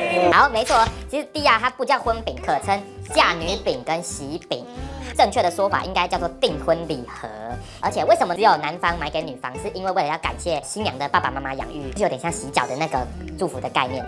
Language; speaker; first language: Chinese; native; Chinese